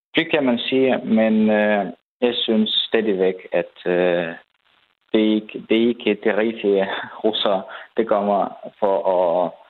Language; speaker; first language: Danish; non-native, fluent; Ukrainian